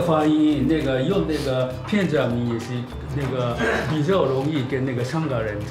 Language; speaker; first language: Chinese; non-native, fluent; Japanese